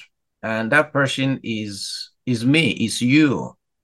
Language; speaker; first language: English; non-native, local second language; Igbo